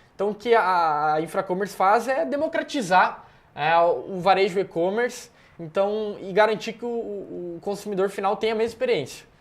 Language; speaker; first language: Portuguese; native; Portuguese